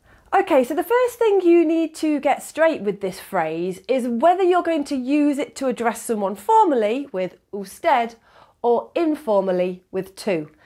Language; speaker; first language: English; native; English